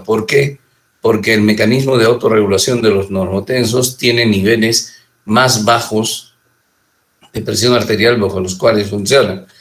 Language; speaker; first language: Spanish; native; Spanish